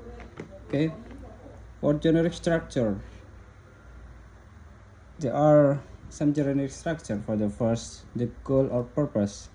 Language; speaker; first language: English; non-native, learner; Indonesian